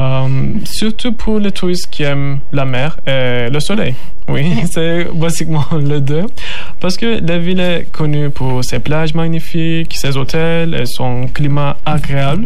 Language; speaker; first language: French; non-native, learner; Turkish